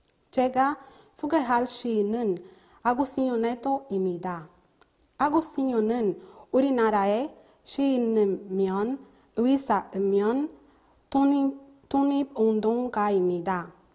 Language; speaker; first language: Korean; non-native, learner; Portuguese